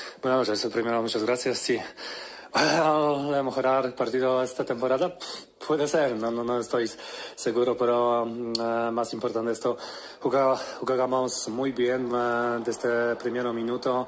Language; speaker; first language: Spanish; non-native, learner; Polish